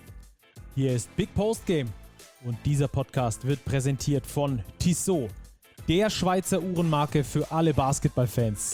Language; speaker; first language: German; native; German